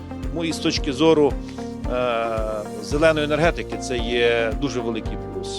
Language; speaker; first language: Ukrainian; native; Ukrainian